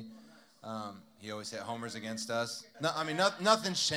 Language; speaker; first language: English; native; English